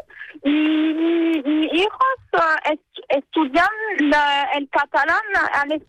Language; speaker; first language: Spanish; non-native, learner; French